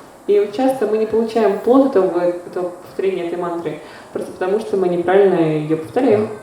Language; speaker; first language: Russian; native; Russian